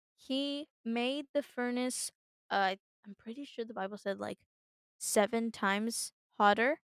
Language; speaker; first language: English; native; English